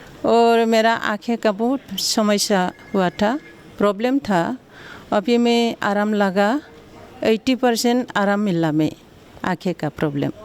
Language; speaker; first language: Hindi; non-native, local second language; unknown